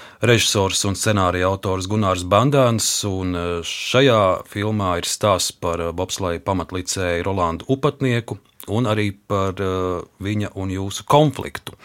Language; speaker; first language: Latvian; native; Latvian